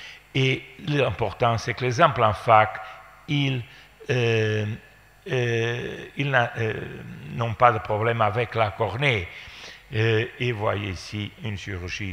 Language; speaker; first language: French; non-native, fluent; Portuguese